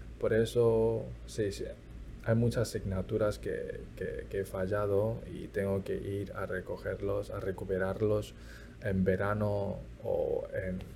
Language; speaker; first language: Spanish; early bilingual, other home language; Chinese